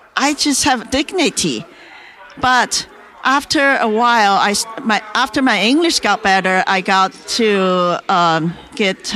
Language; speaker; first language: English; non-native, fluent; Chinese